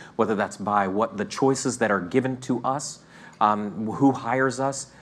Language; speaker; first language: English; native; English